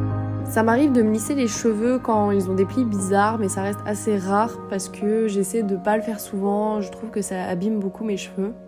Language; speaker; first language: French; native; French